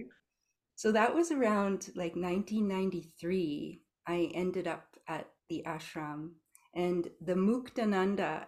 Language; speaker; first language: English; native; English